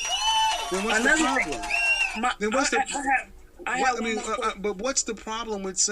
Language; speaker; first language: English; native; English